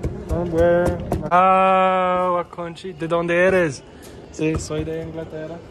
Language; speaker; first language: Spanish; non-native, learner; English